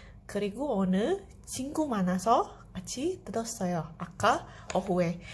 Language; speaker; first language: Korean; non-native, fluent; Indonesian